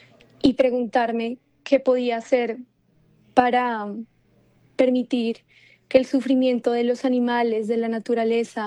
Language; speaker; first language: Spanish; native; Spanish